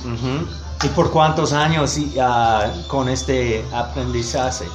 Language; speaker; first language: Spanish; non-native, learner; English